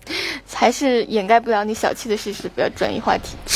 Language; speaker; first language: Chinese; native; Chinese